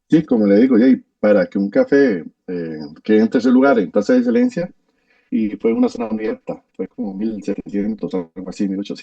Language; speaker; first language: Spanish; native; Spanish